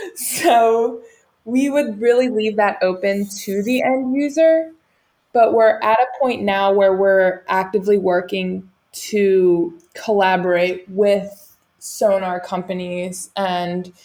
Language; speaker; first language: English; native; English